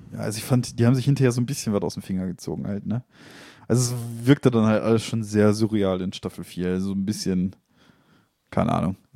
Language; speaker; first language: German; native; German